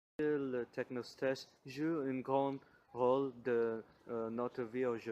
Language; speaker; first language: French; non-native, learner; English